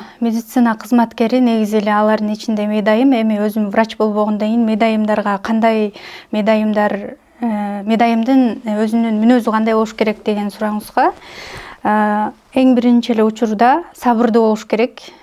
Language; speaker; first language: Kyrgyz; native; Kyrgyz